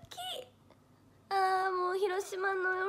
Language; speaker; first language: Japanese; native; Japanese